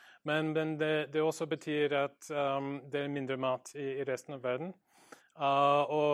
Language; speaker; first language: Norwegian; non-native, learner; English